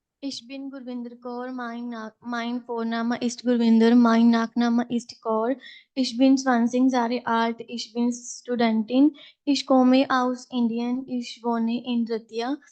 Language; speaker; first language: German; non-native, learner; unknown